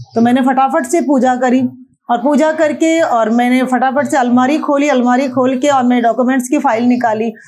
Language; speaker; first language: Hindi; native; Hindi